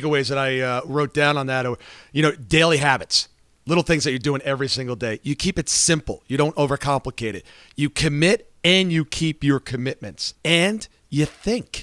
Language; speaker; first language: English; native; English